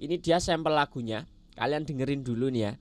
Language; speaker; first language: Indonesian; native; Indonesian